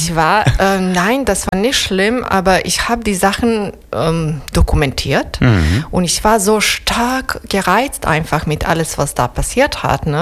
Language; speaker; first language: German; non-native, fluent; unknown